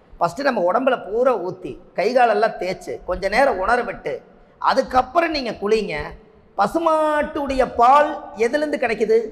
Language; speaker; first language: Tamil; native; Tamil